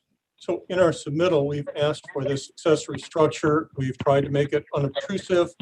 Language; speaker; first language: English; native; English